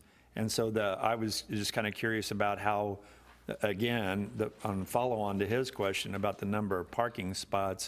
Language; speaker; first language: English; native; English